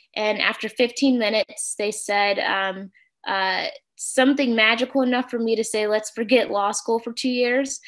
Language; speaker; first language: English; native; English